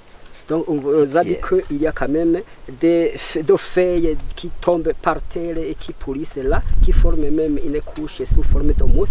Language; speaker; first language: French; non-native, local second language; Rundi